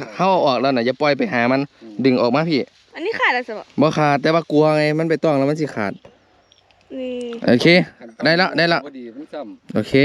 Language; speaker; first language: Thai; native; Thai